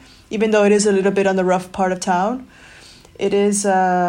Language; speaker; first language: English; native; English